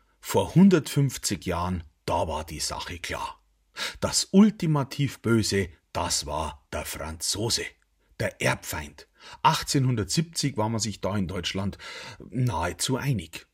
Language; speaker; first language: German; native; German